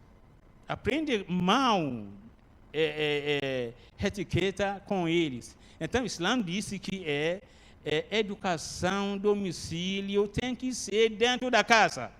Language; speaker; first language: Portuguese; non-native, learner; Arabic